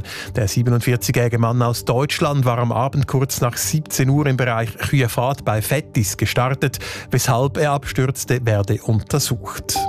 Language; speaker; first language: German; native; German